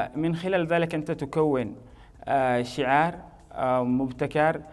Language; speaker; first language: Arabic; native; Arabic